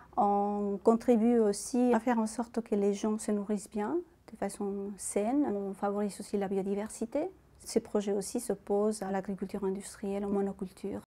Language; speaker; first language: French; non-native, fluent; Spanish